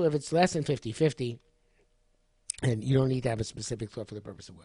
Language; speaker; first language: English; native; English